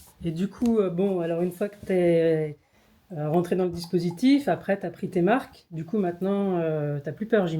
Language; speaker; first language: French; native; French